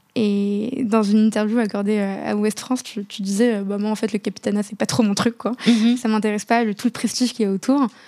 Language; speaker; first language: French; non-native, local second language; Arabic